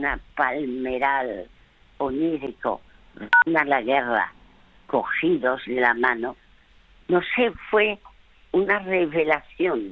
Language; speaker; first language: Spanish; early bilingual, other home language; French